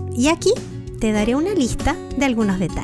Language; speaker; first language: Spanish; native; Spanish